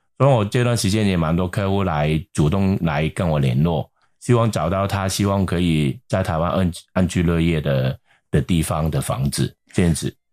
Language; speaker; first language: Chinese; non-native, local second language; Cantonese